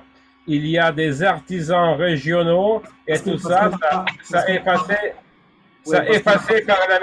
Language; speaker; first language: French; non-native, fluent; Russian